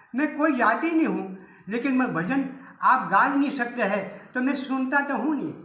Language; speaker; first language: Hindi; non-native, local second language; Gujarati